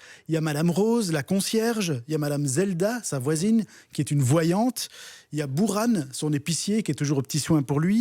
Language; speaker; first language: French; native; French